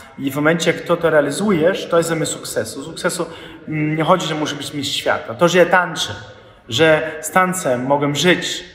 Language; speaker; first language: Polish; non-native, fluent; Italian